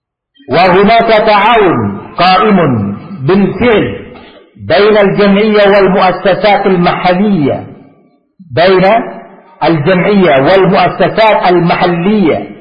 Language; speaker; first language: Arabic; non-native, fluent; Indonesian